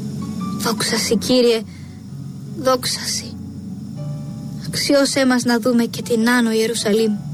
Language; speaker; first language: Greek; native; Greek